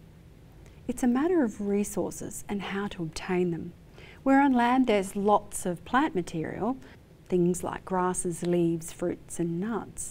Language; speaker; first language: English; native; English